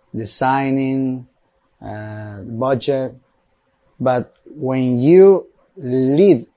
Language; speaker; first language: English; non-native, learner; Spanish